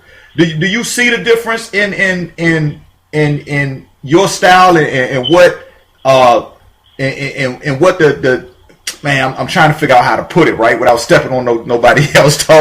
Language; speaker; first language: English; native; English